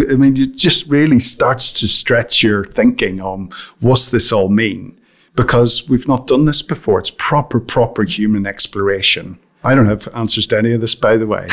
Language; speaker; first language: English; native; English